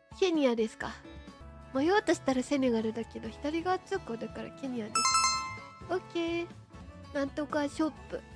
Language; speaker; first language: Japanese; native; Japanese